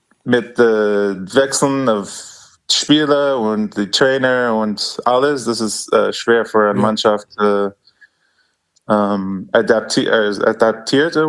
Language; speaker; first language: German; non-native, learner; English